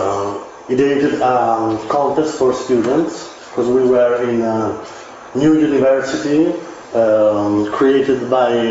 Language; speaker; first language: English; non-native, learner; Italian